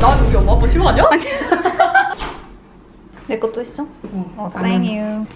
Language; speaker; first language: Korean; native; Korean